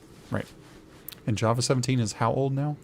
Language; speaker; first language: English; native; English